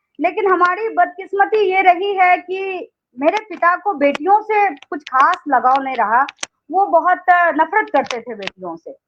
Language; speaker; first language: Hindi; non-native, local second language; Maithili